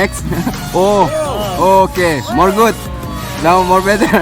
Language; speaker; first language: English; non-native, learner; Indonesian